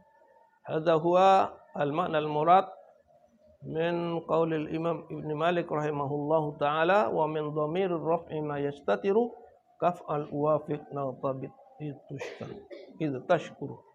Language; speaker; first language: Arabic; non-native, fluent; Indonesian